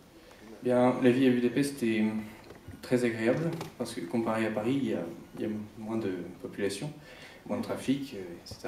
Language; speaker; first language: French; early bilingual, other home language; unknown